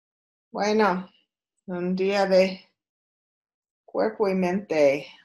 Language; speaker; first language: Spanish; non-native, learner; English